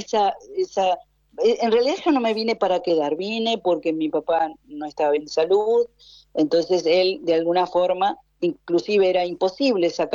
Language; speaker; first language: Spanish; native; Spanish